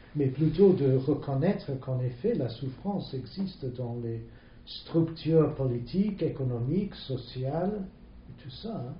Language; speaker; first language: French; non-native, fluent; English